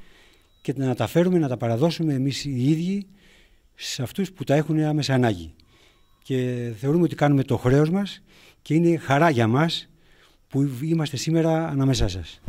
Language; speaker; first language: Greek; native; Greek